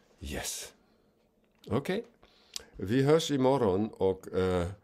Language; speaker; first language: Swedish; non-native, fluent; German